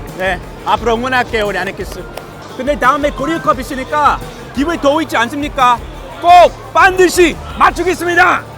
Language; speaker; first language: Korean; non-native, fluent; English